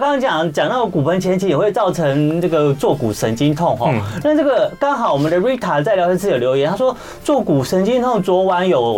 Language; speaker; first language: Chinese; native; Chinese